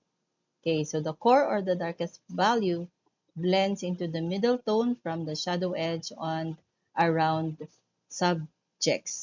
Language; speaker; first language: English; non-native, local second language; Filipino